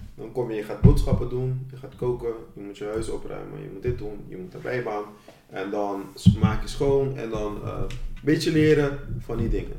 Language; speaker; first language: Dutch; non-native, local second language; Papiamento